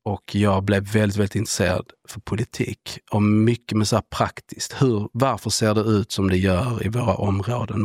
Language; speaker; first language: Swedish; native; Swedish